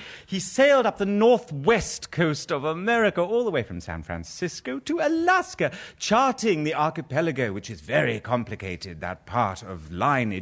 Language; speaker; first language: English; native; English